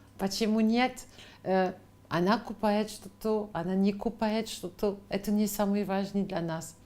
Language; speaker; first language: Russian; non-native, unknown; French